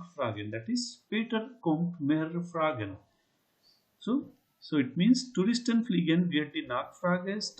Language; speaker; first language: German; non-native, learner; Hindi